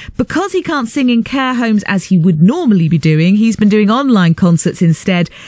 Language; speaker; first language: English; native; English